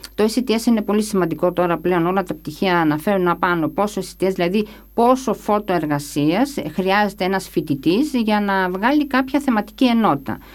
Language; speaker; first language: Greek; early bilingual, other home language; English